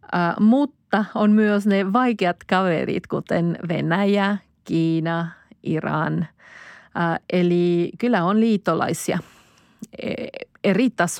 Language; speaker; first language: Finnish; non-native, fluent; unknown